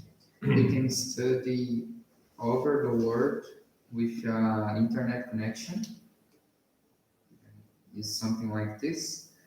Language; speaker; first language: English; non-native, learner; Portuguese